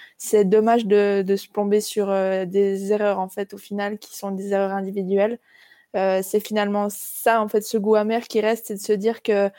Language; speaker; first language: French; native; French